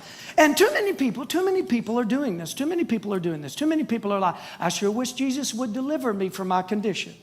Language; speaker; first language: English; native; English